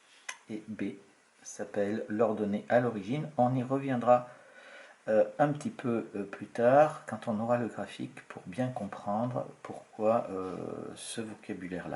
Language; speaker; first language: French; native; French